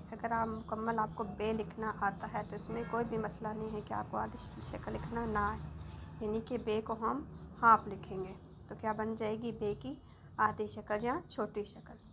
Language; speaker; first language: Urdu; native; Urdu